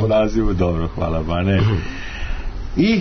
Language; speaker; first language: Serbian; native; Serbian